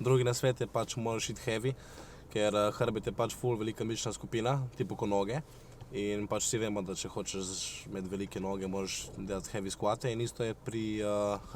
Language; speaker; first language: Slovenian; native; Slovenian